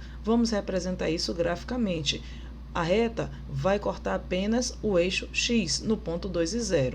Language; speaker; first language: Portuguese; native; Portuguese